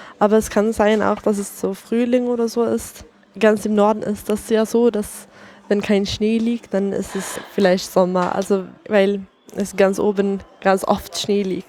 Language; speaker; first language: German; non-native, fluent; Swedish